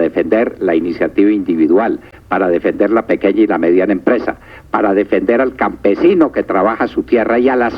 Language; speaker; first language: Spanish; native; Spanish